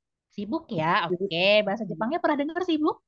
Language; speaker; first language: Indonesian; native; Indonesian